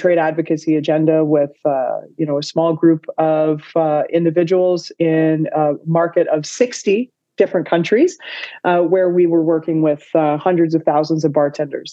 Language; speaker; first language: English; native; English